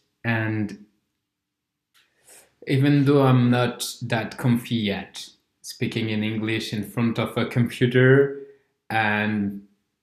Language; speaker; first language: English; non-native, fluent; French